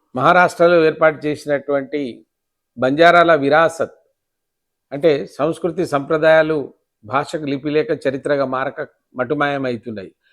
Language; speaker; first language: Telugu; non-native, local second language; Lambadi